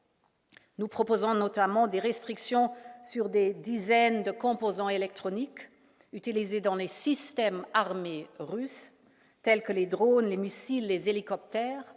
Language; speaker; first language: French; non-native, fluent; German